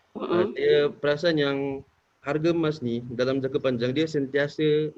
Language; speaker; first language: Malay; native; Malay